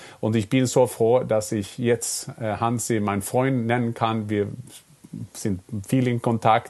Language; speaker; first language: German; non-native, fluent; Norwegian